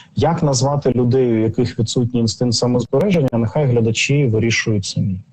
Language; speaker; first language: Ukrainian; non-native, local second language; Russian